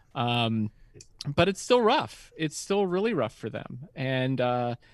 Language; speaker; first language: English; native; English